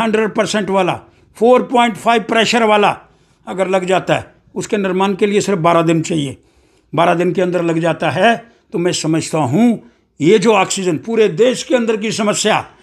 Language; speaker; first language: Hindi; non-native, local second language; Dogri